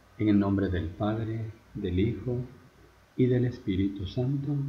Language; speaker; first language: Spanish; native; Spanish